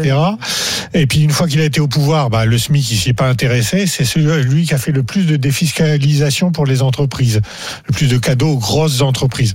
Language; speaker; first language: French; native; French